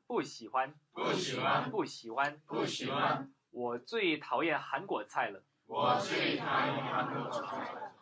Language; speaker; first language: Chinese; non-native, fluent; Korean